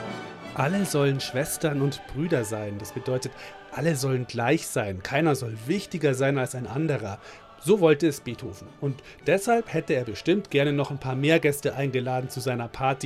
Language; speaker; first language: German; native; German